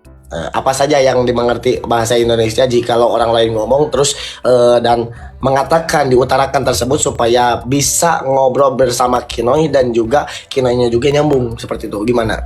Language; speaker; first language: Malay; non-native, local second language; Sundanese